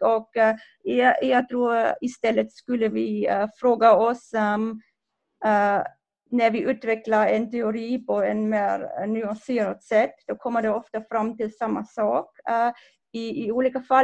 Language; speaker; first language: Swedish; non-native, fluent; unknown